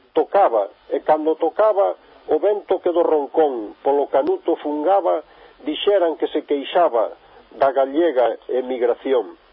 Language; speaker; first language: Galician; native; Galician